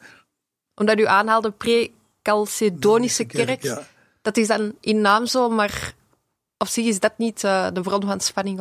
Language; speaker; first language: Dutch; native; Dutch